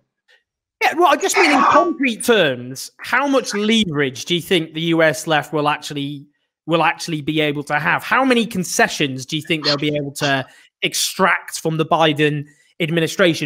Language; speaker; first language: English; native; English